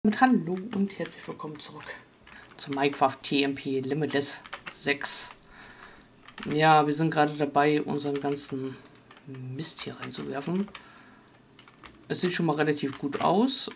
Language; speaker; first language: German; native; German